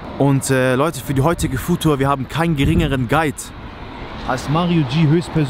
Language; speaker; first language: German; native; German